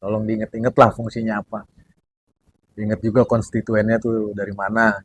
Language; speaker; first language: Indonesian; native; Indonesian